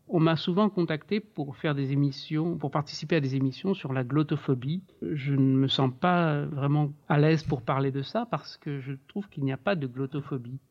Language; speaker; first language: French; native; French